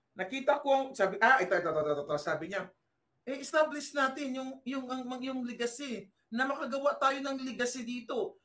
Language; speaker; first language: Filipino; non-native, local second language; Cebuano